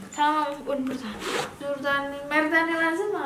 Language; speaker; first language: Turkish; non-native, learner; Indonesian